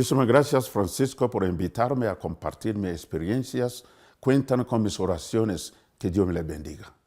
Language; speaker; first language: Spanish; non-native, fluent; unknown